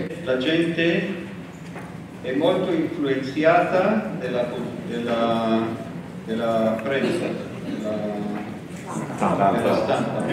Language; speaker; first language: Italian; non-native, fluent; Spanish